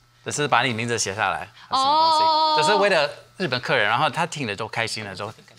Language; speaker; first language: Chinese; non-native, fluent; English